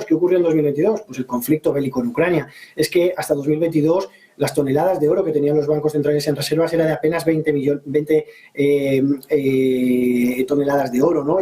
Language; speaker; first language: Spanish; native; Spanish